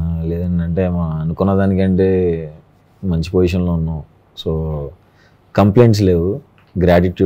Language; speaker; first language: Telugu; native; Telugu